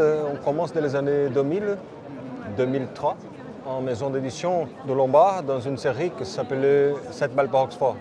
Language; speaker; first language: French; non-native, fluent; Portuguese